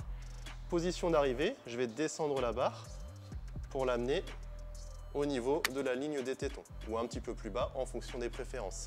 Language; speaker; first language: French; native; French